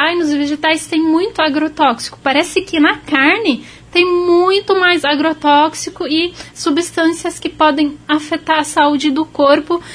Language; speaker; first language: Portuguese; non-native, fluent; Arabic